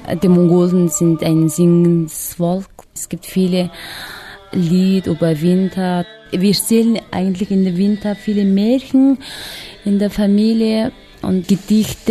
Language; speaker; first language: German; non-native, fluent; Mongolian